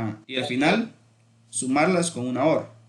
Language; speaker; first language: Spanish; native; Spanish